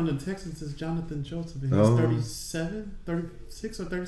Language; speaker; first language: English; native; English